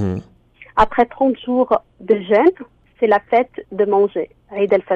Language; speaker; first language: French; non-native, local second language; Arabic